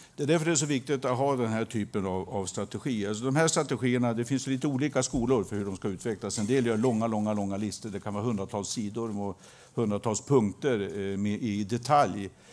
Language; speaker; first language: Swedish; native; Swedish